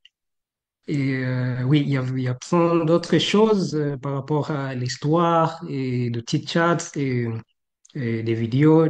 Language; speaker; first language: French; non-native, fluent; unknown